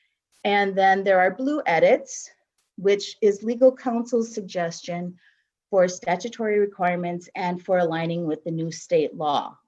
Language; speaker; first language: English; native; English